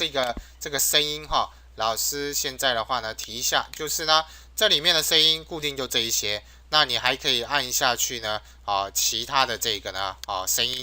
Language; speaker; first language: Chinese; native; Chinese